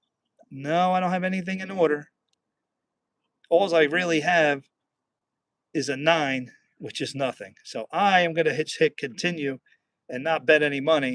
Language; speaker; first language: English; native; English